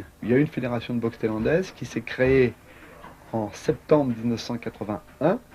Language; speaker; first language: French; native; French